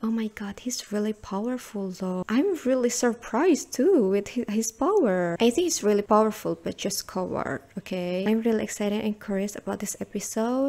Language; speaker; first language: English; non-native, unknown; Indonesian